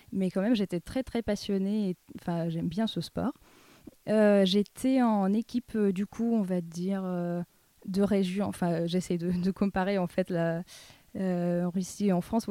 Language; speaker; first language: French; non-native, fluent; Russian